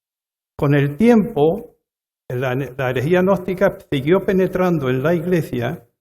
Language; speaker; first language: Spanish; native; Spanish